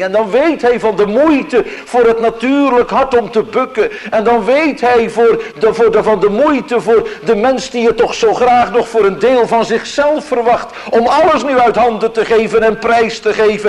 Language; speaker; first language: Dutch; native; Dutch